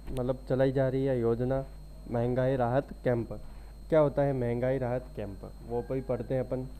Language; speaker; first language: Hindi; native; Hindi